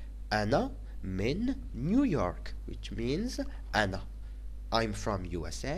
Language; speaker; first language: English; non-native, fluent; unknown